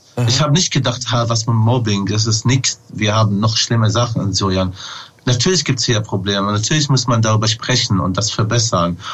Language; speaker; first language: German; non-native, fluent; Arabic